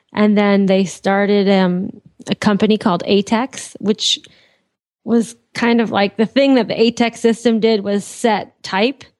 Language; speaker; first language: English; native; English